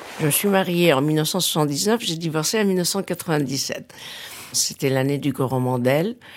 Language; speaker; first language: French; non-native, local second language; Arabic